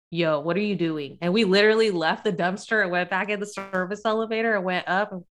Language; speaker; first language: English; native; English